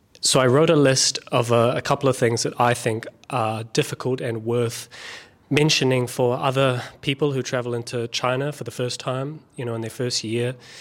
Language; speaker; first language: English; native; English